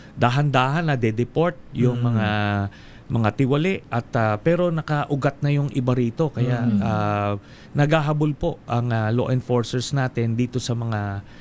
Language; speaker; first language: Filipino; native; Filipino